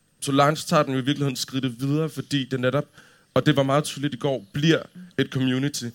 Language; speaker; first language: Danish; native; Danish